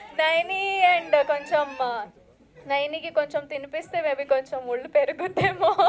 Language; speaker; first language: Telugu; non-native, local second language; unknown